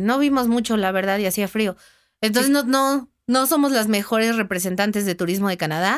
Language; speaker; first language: Spanish; native; Spanish